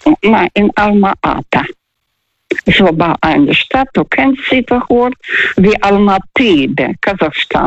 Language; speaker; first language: German; non-native, fluent; Russian